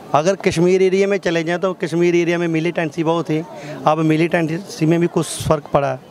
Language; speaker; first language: Hindi; native; Hindi